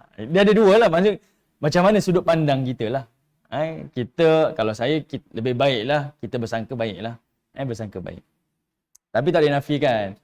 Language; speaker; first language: Malay; native; Malay